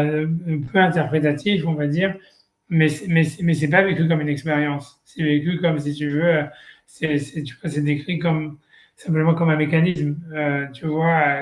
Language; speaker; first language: French; native; French